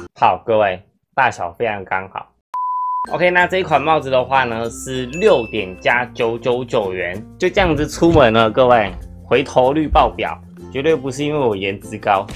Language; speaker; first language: Chinese; native; Chinese